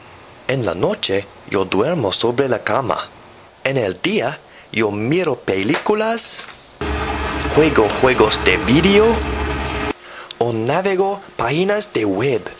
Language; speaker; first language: Spanish; non-native, learner; English